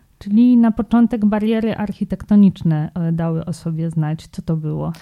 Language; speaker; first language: Polish; native; Polish